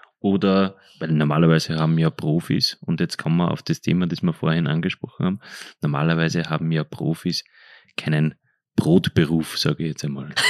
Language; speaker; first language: German; native; German